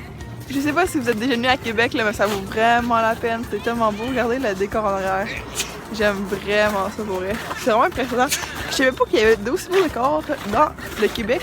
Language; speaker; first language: French; native; French